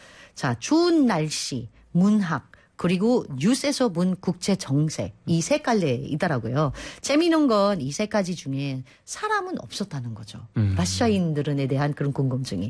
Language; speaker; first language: Korean; non-native, fluent; Filipino